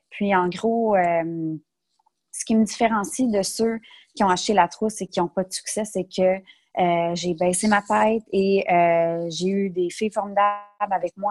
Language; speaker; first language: French; native; French